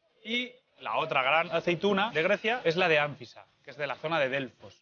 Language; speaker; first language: Spanish; native; Spanish